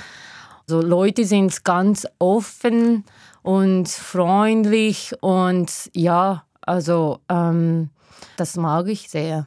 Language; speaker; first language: German; non-native, learner; Japanese